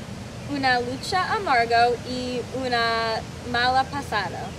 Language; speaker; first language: Spanish; non-native, learner; English